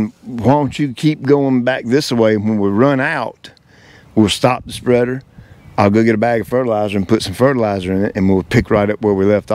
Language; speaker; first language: English; native; English